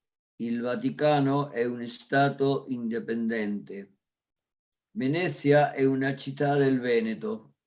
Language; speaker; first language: Italian; non-native, learner; Spanish